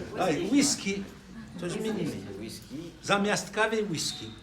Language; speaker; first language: Polish; non-native, learner; Arabic